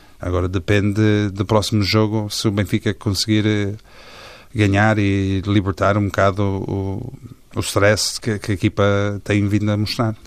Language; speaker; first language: Portuguese; early bilingual, heritage; Portuguese